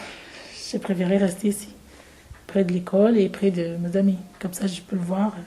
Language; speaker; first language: French; non-native, fluent; Arabic